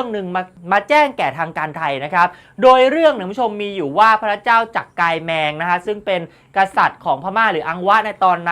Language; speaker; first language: Thai; native; Thai